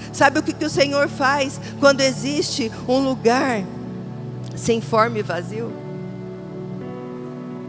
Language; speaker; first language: Portuguese; native; Portuguese